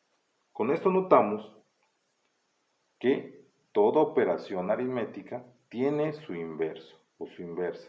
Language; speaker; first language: Spanish; native; Spanish